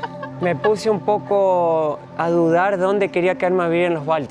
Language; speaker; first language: Spanish; native; Spanish